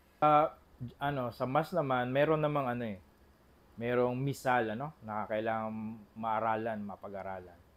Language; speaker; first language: Filipino; non-native, local second language; Bikol